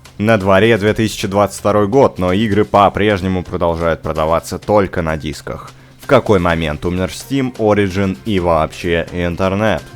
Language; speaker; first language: Russian; native; Russian